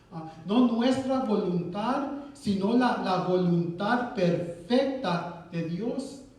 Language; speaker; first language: Spanish; early bilingual, heritage; Spanish